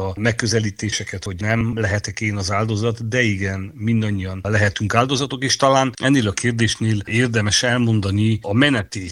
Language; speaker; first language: Hungarian; native; Hungarian